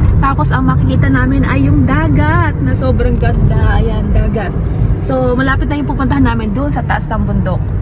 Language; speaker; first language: Filipino; native; Filipino